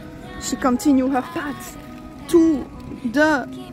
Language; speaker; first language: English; non-native, fluent; French